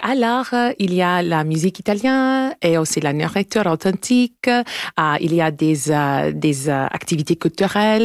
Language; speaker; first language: French; non-native, local second language; English